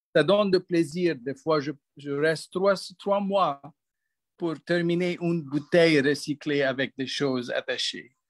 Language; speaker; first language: French; non-native, local second language; Arabic